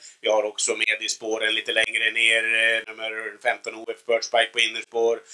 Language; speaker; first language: Swedish; native; Swedish